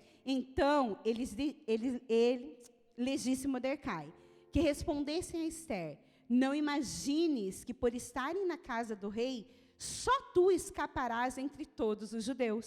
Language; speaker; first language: Portuguese; native; Portuguese